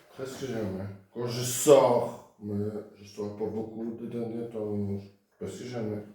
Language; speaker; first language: French; non-native, fluent; Dutch